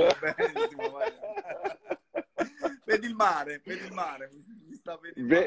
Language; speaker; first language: Italian; native; Italian